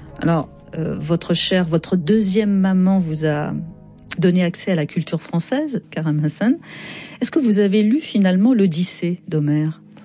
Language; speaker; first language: French; native; French